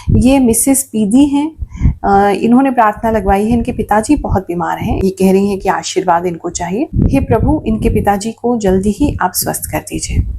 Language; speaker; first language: Hindi; native; Hindi